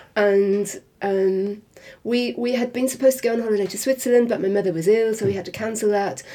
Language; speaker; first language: English; native; English